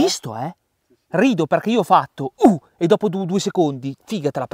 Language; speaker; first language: Italian; native; Italian